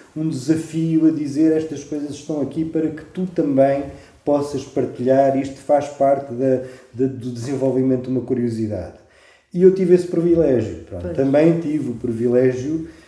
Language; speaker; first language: Portuguese; non-native, fluent; French